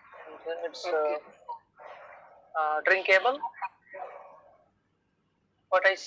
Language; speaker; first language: English; non-native, learner; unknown